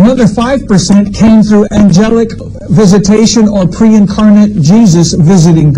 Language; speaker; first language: English; native; English